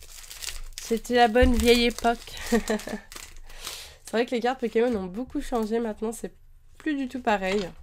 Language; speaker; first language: French; native; French